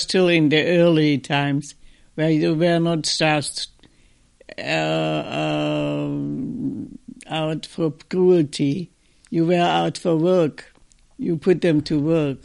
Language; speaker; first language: English; non-native, fluent; German